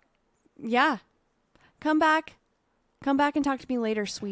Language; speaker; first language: English; native; English